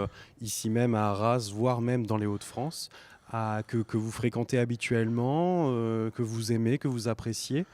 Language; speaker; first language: French; native; French